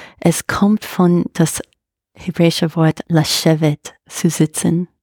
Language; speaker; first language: German; non-native, fluent; English